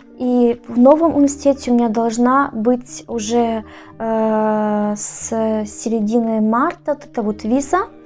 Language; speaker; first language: Russian; native; Russian